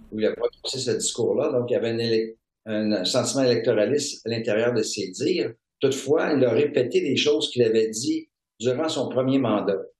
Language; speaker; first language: French; native; French